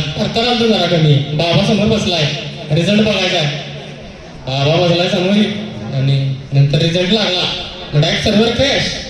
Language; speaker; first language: Marathi; non-native, local second language; Kannada